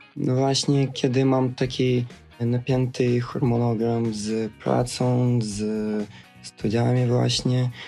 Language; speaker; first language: Polish; non-native, fluent; Russian